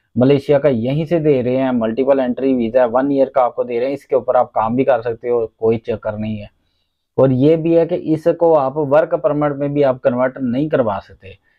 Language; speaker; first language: Urdu; non-native, local second language; Punjabi